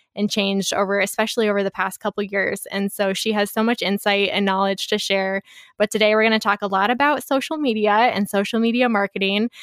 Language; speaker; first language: English; native; English